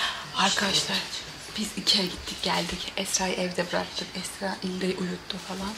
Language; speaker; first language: Turkish; native; Turkish